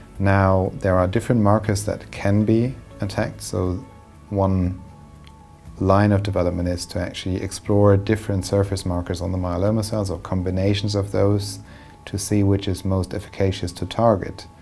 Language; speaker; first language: English; non-native, fluent; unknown